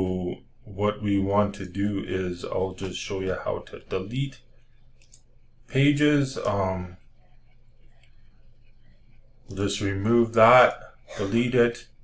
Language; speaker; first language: English; native; English